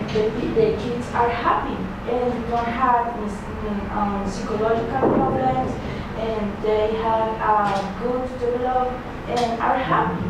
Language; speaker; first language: English; non-native, learner; Spanish